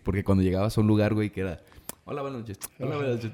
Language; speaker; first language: Spanish; native; Spanish